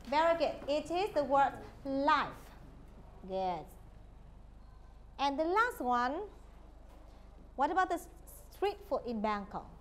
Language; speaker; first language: English; non-native, fluent; Vietnamese